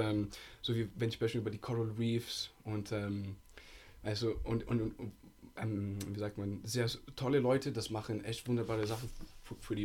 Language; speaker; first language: German; non-native, fluent; Italian